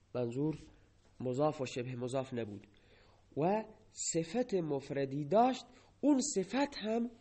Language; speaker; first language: Persian; non-native, local second language; Baluchi